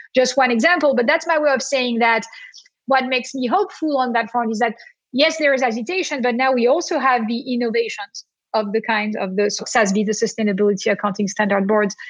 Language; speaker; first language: English; non-native, fluent; French